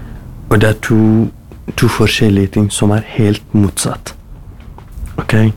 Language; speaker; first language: Norwegian; non-native, fluent; Kurdish